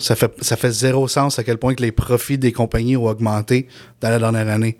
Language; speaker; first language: French; native; French